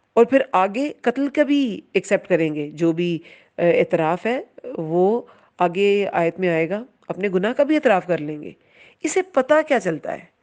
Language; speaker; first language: Urdu; native; Urdu